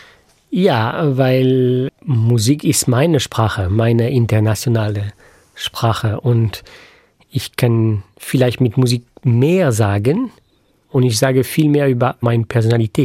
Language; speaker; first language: German; non-native, fluent; French